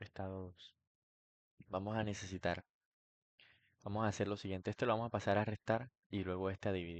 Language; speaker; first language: Spanish; native; Spanish